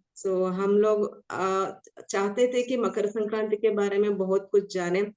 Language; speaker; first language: Hindi; non-native, local second language; Kannada